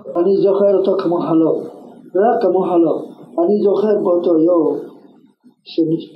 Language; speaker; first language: Hebrew; non-native, fluent; Arabic